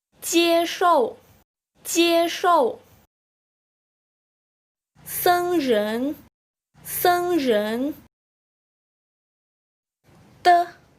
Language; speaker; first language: Chinese; non-native, fluent; Thai